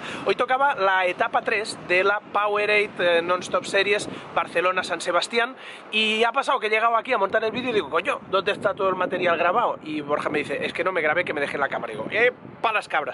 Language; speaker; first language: Spanish; native; Spanish